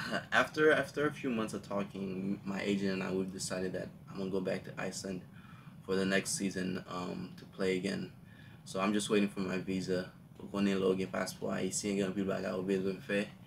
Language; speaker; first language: English; early bilingual, other home language; Haitian Creole